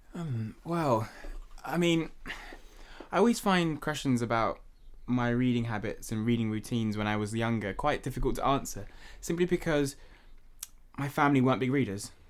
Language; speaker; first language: English; native; English